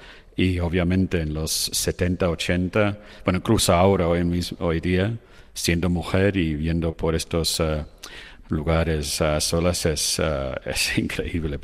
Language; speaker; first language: Spanish; non-native, fluent; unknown